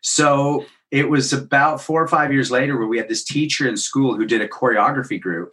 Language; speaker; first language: English; native; English